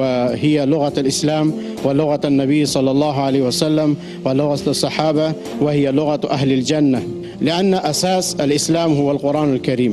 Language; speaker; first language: Arabic; non-native, fluent; Urdu